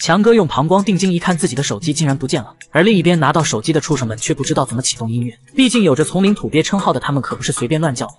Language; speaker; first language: Chinese; native; Chinese